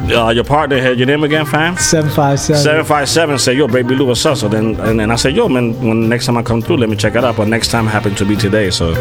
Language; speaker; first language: English; native; English